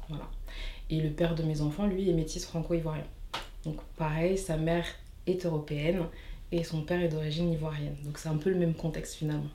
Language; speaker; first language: French; native; French